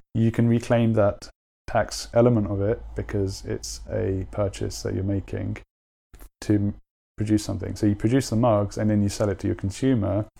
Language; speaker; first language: English; native; English